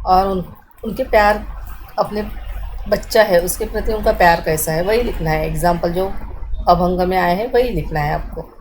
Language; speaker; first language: Hindi; non-native, local second language; Marathi